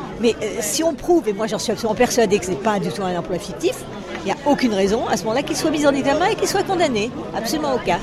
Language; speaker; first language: French; native; French